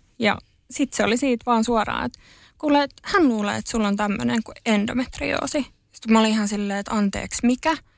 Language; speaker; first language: Finnish; native; Finnish